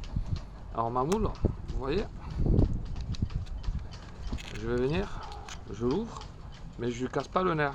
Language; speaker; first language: French; native; French